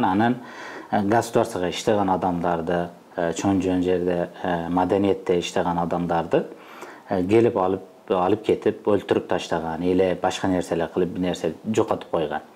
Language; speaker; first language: Kyrgyz; non-native, fluent; Uzbek